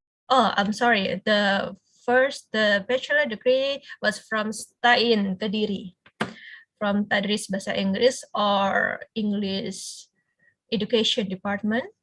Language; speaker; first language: English; non-native, fluent; Indonesian